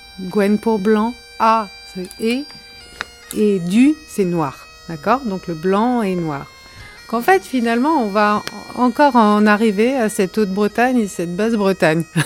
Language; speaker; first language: French; native; French